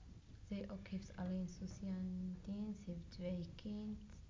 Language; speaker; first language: Dutch; non-native, learner; Arabic